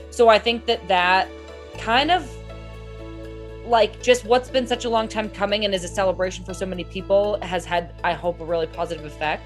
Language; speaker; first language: English; native; English